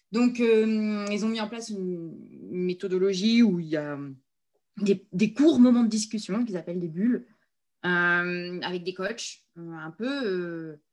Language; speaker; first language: French; native; French